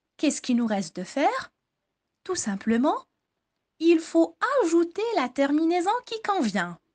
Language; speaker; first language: French; non-native, local second language; Arabic